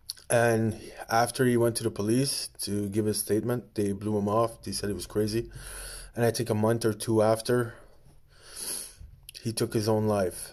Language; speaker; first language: English; early bilingual, other home language; French